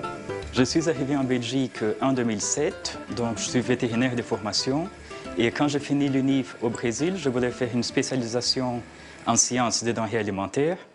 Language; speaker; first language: French; non-native, fluent; Portuguese